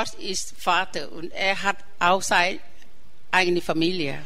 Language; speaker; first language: German; non-native, learner; Thai